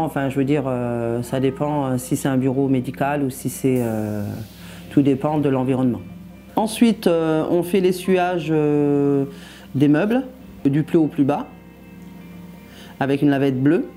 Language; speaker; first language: French; native; French